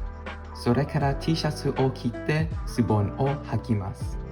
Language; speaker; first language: Japanese; non-native, learner; English